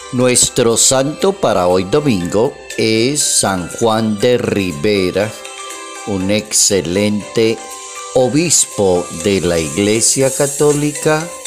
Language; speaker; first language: Spanish; native; Spanish